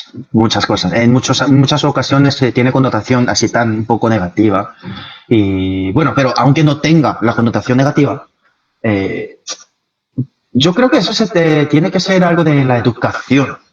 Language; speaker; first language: Spanish; non-native, fluent; Korean